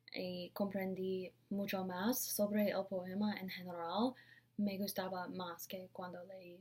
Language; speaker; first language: Spanish; non-native, learner; English